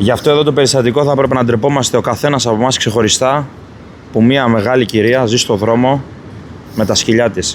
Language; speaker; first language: Greek; native; Greek